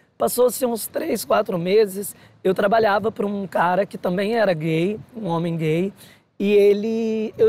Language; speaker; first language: Portuguese; native; Portuguese